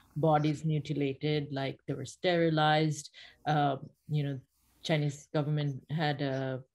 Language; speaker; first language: English; non-native, local second language; Bangla